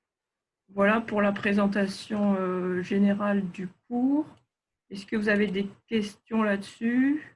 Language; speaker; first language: French; native; French